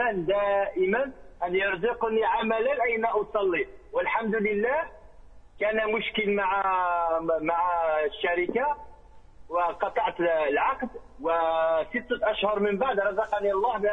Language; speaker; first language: Arabic; early bilingual, heritage; Arabic